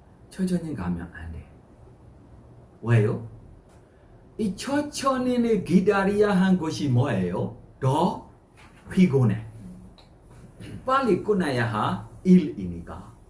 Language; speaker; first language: Korean; non-native, fluent; Burmese